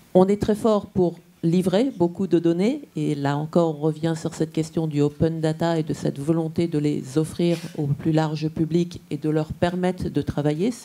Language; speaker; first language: French; native; French